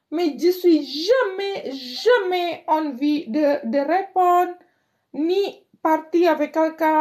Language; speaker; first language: French; non-native, learner; Indonesian